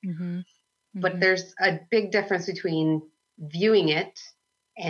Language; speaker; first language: English; native; English